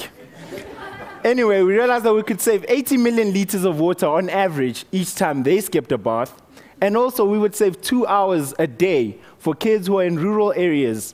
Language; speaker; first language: English; non-native, local second language; Northern Sotho